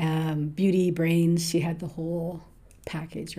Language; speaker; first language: English; native; English